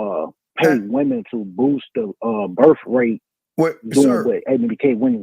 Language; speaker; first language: English; native; English